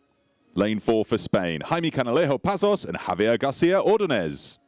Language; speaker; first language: English; native; English